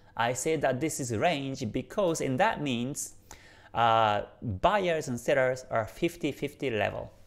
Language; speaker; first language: English; non-native, fluent; Japanese